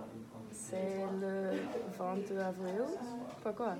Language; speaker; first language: French; non-native, learner; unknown